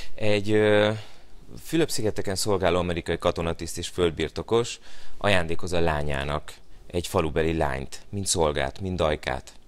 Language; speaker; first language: Hungarian; early bilingual, other home language; Spanish